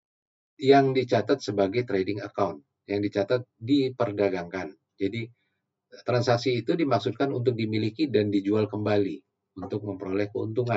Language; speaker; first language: Indonesian; native; Indonesian